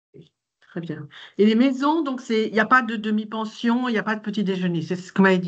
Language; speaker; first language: French; native; French